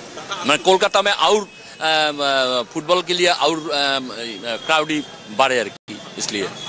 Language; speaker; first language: Hindi; non-native, local second language; Bangla